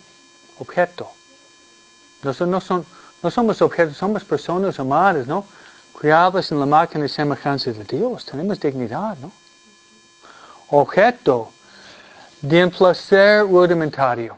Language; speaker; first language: Spanish; non-native, fluent; English